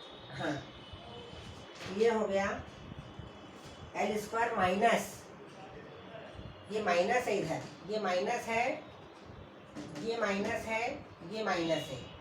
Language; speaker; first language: Hindi; native; Hindi